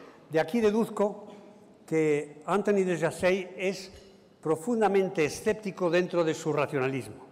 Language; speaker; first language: Spanish; native; Spanish